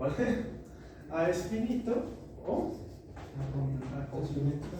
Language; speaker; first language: Spanish; native; Spanish